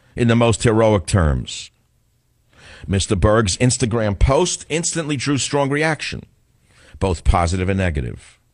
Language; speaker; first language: English; native; English